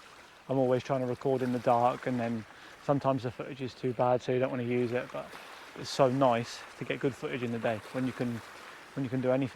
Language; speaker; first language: English; native; English